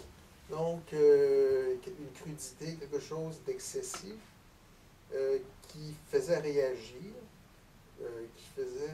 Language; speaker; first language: French; native; French